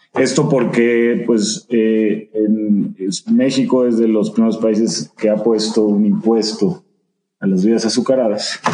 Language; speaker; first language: Spanish; native; Spanish